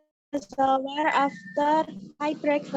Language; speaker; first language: English; non-native, learner; Indonesian